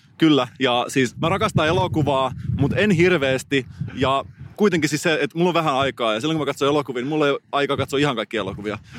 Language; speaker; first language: Finnish; native; Finnish